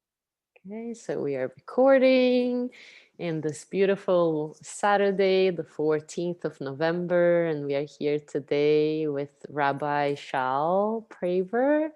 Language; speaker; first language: English; non-native, fluent; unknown